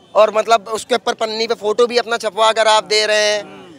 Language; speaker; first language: Hindi; native; Hindi